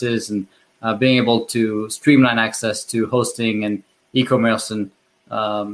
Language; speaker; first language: English; non-native, fluent; French